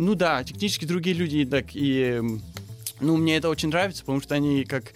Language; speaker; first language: Russian; early bilingual, heritage; Russian